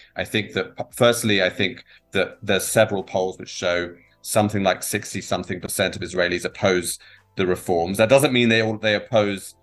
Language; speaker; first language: English; native; English